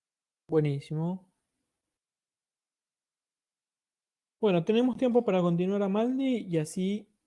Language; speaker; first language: Spanish; native; Spanish